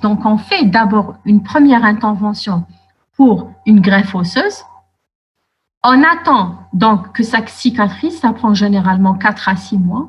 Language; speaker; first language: French; non-native, local second language; Arabic